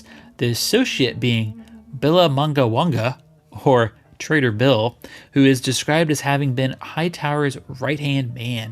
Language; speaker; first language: English; native; English